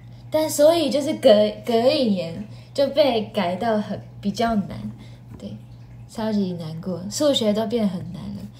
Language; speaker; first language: Chinese; non-native, fluent; Japanese